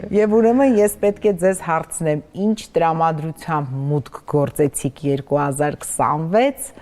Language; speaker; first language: Armenian; native; Armenian